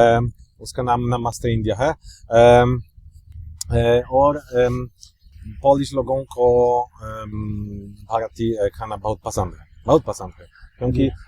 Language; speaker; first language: Hindi; non-native, learner; Polish